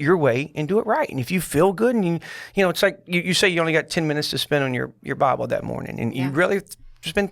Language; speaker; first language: English; native; English